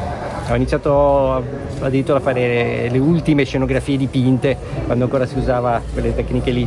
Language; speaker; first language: Italian; native; Italian